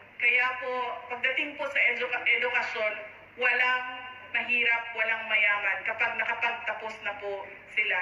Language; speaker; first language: Filipino; non-native, local second language; Cebuano